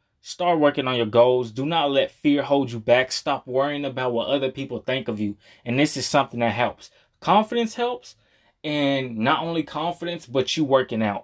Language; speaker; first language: English; native; English